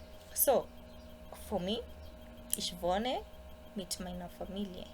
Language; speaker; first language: German; non-native, fluent; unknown